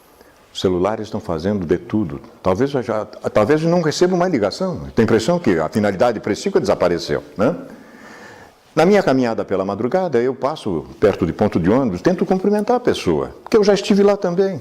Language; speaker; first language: Portuguese; native; Portuguese